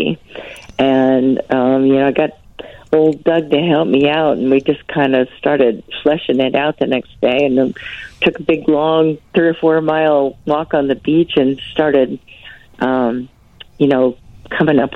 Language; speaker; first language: English; native; English